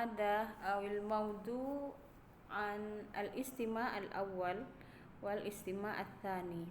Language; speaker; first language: Arabic; non-native, fluent; Indonesian